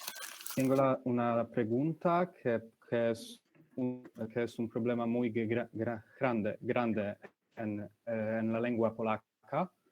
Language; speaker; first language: Spanish; non-native, learner; Polish